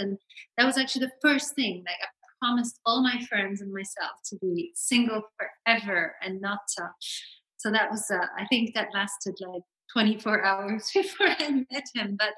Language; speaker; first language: English; non-native, local second language; French